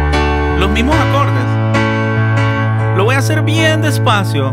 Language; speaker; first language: Spanish; native; Spanish